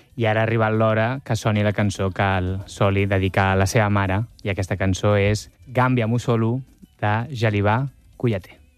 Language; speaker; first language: Catalan; native; Catalan